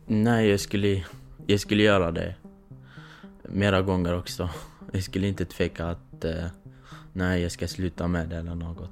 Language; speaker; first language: Swedish; non-native, fluent; Kurdish